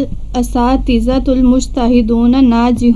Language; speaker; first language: Arabic; non-native, learner; Urdu